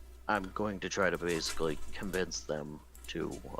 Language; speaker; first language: English; native; English